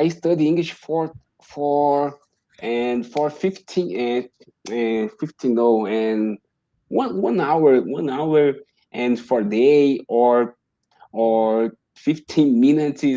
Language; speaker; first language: English; non-native, learner; Portuguese